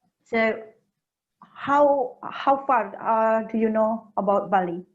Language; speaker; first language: English; non-native, learner; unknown